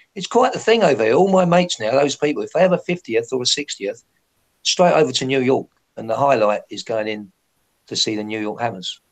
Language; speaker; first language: English; native; English